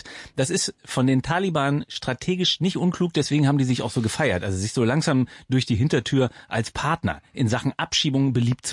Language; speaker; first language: German; native; German